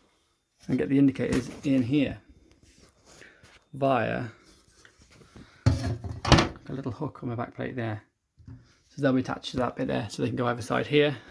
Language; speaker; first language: English; native; English